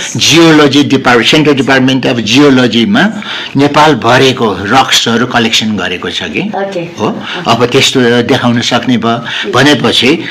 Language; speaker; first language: Nepali; non-native, local second language; Newari